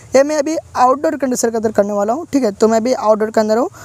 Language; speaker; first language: Hindi; non-native, local second language; Bangla